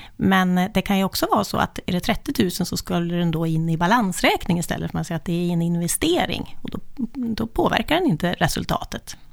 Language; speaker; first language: Swedish; native; Swedish